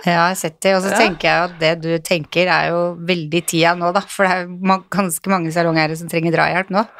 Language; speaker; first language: Norwegian; native; Norwegian